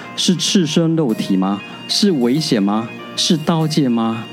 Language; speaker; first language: Chinese; native; Chinese